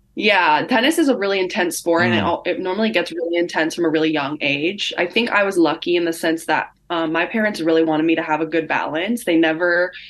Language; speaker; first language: English; native; English